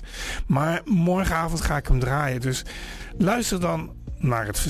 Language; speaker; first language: Dutch; native; Dutch